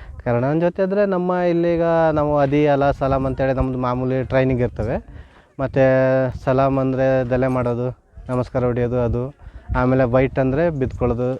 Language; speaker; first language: Kannada; native; Kannada